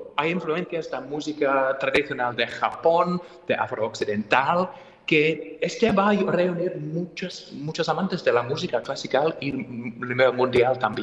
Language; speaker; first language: Spanish; non-native, fluent; English